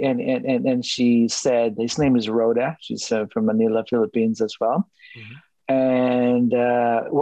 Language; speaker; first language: English; non-native, local second language; Filipino